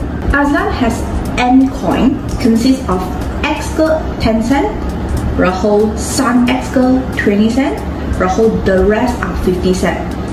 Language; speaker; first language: English; non-native, local second language; Chinese